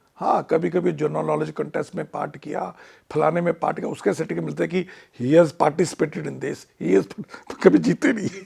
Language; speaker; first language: Hindi; non-native, local second language; Punjabi